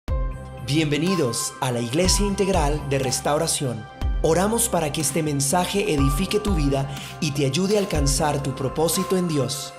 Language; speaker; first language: Spanish; native; Spanish